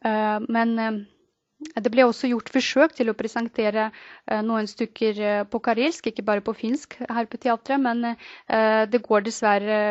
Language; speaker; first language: Norwegian; non-native, fluent; Russian